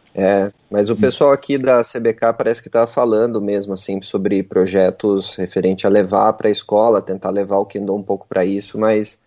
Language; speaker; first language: Portuguese; native; Portuguese